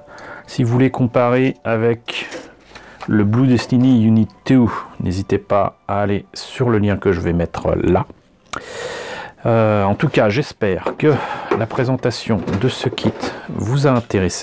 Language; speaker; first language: French; native; French